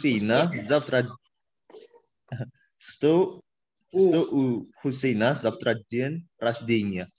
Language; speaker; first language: Russian; non-native, learner; Indonesian